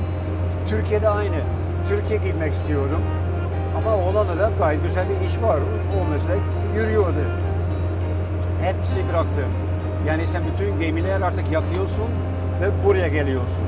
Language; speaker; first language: Turkish; non-native, fluent; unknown